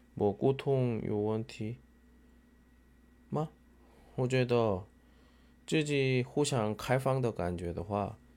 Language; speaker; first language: Chinese; non-native, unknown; Korean